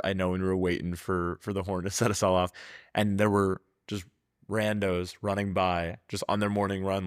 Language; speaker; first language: English; native; English